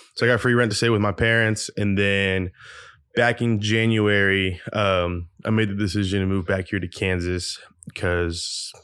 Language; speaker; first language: English; early bilingual, other home language; Spanish